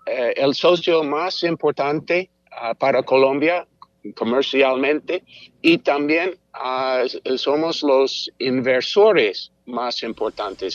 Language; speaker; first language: Spanish; non-native, fluent; English